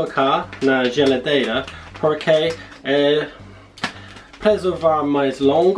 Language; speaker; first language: Portuguese; non-native, learner; English